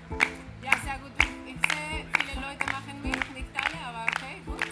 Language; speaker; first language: German; non-native, fluent; Spanish